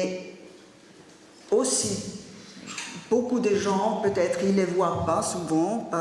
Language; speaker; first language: French; non-native, learner; German